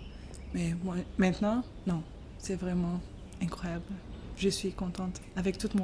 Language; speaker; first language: French; non-native, learner; Arabic